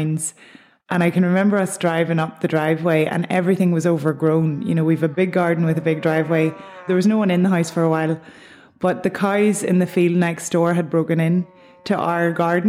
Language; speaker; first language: English; native; English